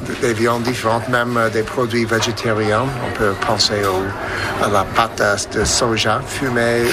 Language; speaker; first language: French; non-native, fluent; English